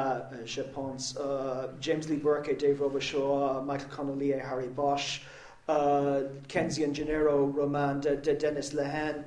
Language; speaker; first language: French; non-native, learner; English